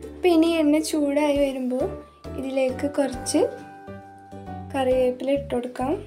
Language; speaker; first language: Malayalam; native; Malayalam